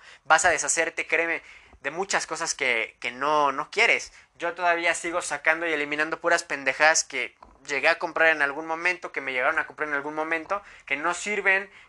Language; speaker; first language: Spanish; native; Spanish